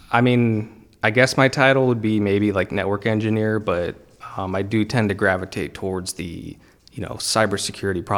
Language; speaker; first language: English; native; English